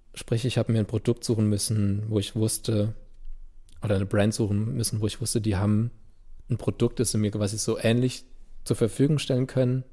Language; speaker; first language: German; native; German